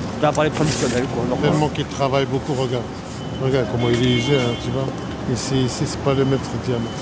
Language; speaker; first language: French; native; French